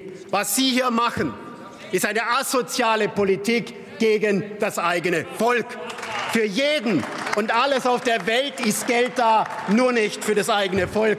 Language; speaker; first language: German; native; German